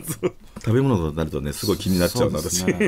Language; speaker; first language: Japanese; native; Japanese